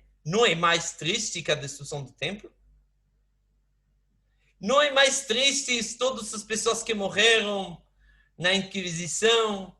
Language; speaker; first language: Portuguese; non-native, fluent; Hebrew